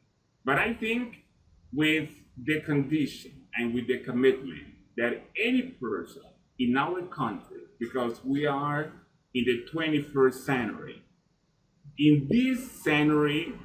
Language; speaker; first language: English; non-native, fluent; Spanish